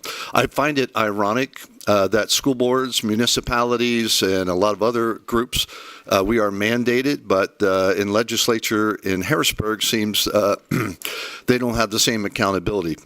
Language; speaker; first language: English; native; English